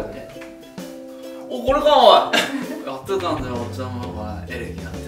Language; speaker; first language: Japanese; native; Japanese